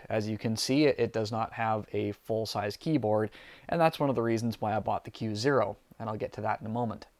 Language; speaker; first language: English; native; English